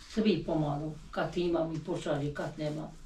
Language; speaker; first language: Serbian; non-native, local second language; Albanian